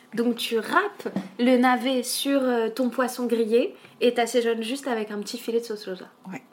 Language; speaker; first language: French; native; French